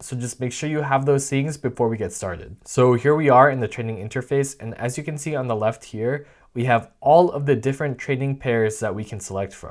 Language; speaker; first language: English; native; English